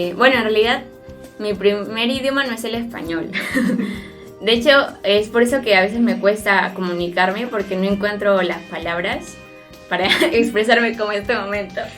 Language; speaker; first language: Spanish; non-native, local second language; Quechua